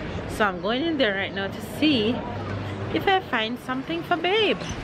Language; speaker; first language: English; native; English